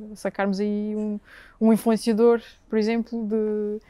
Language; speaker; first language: Portuguese; native; Portuguese